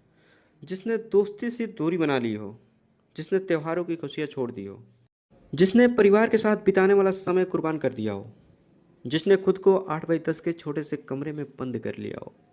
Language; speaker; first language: Hindi; native; Hindi